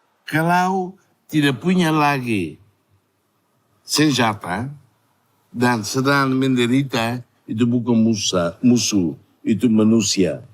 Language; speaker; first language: Indonesian; non-native, fluent; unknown